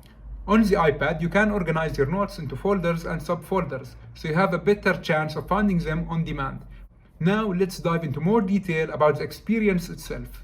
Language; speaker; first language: English; non-native, fluent; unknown